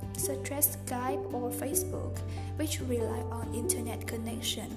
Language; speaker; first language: English; non-native, fluent; Vietnamese